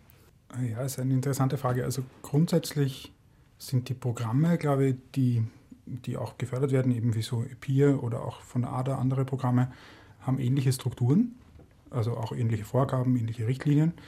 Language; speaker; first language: German; native; German